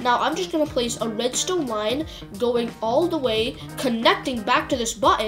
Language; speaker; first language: English; native; English